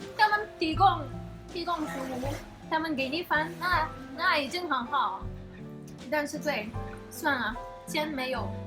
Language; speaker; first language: Chinese; non-native, fluent; Portuguese